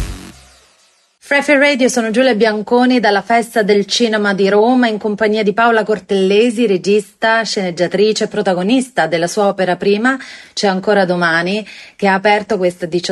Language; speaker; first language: Italian; native; Italian